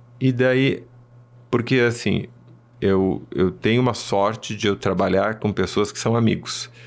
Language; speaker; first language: Portuguese; early bilingual, other home language; Spanish